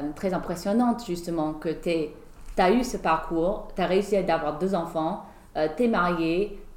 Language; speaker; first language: French; non-native, fluent; English